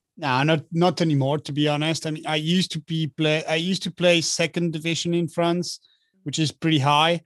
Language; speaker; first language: English; non-native, fluent; Spanish